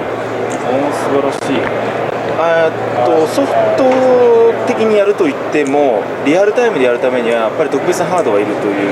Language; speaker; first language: Japanese; native; Japanese